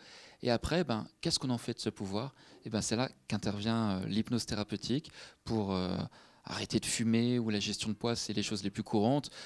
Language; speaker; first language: French; native; French